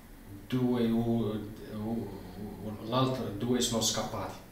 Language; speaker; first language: Italian; non-native, learner; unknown